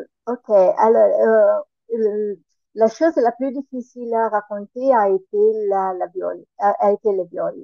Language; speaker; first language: French; non-native, learner; Italian